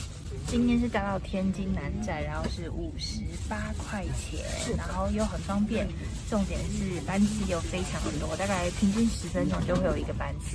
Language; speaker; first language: Chinese; native; Chinese